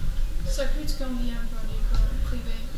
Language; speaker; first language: French; non-native, learner; English